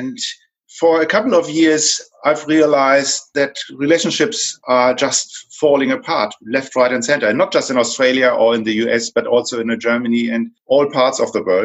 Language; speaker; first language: English; non-native, fluent; German